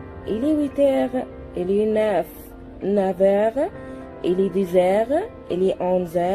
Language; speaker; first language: French; non-native, learner; Arabic